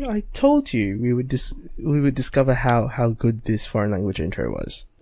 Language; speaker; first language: English; native; English